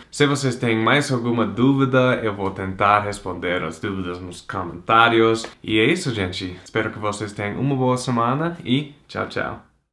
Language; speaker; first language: Portuguese; non-native, fluent; English